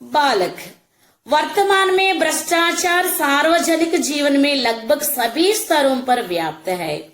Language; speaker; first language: Hindi; non-native, local second language; Telugu